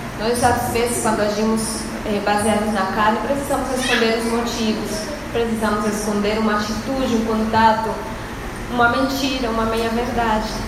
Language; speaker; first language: Portuguese; non-native, fluent; Spanish